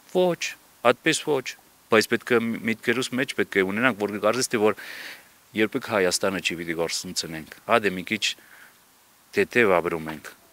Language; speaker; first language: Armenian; early bilingual, heritage; Armenian